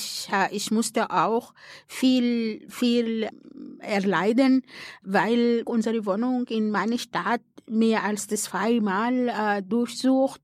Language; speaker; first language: German; non-native, fluent; Arabic